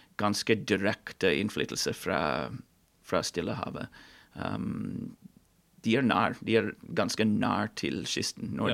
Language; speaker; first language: Norwegian; non-native, fluent; English